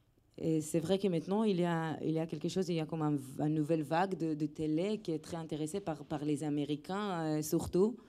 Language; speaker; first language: French; non-native, fluent; Hebrew